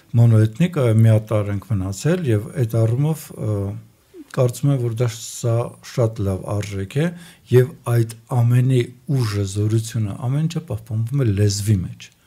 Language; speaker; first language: Armenian; native; Armenian